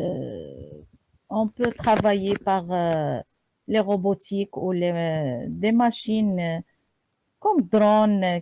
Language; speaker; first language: French; non-native, learner; Arabic